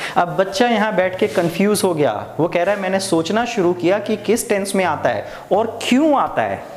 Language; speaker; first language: Hindi; native; Hindi